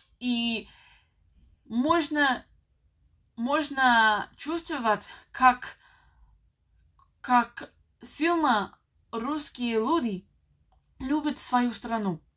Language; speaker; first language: Russian; non-native, learner; English